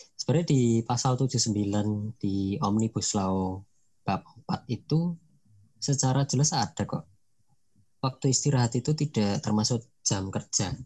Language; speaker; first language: Indonesian; non-native, local second language; Javanese